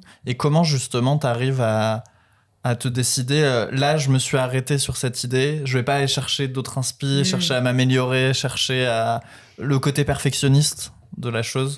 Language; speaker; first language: French; native; French